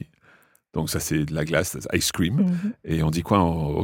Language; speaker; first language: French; non-native, fluent; English